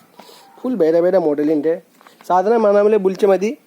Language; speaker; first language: Malayalam; non-native, learner; Hindi